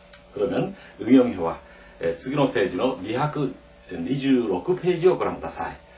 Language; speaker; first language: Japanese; non-native, fluent; Korean